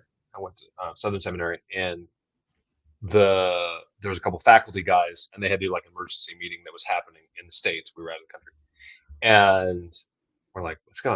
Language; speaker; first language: English; native; English